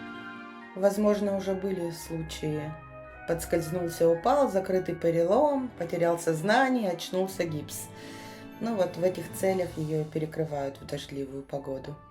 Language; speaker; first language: Russian; native; Russian